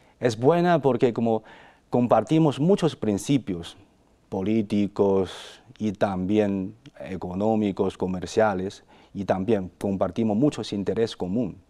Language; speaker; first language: Spanish; non-native, fluent; Chinese